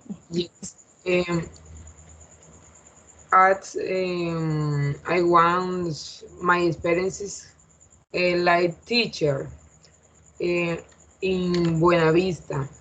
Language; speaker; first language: English; non-native, learner; Spanish